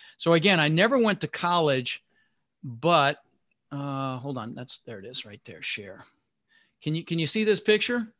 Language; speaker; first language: English; early bilingual, other home language; Dutch